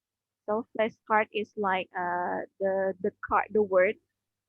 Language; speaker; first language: English; non-native, learner; Indonesian